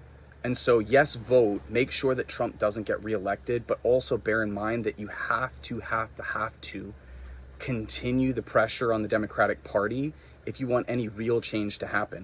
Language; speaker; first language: English; native; English